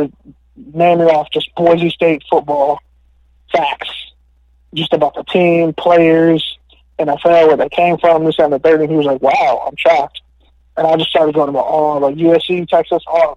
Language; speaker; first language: English; native; English